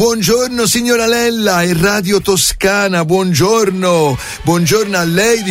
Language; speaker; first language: Italian; native; Italian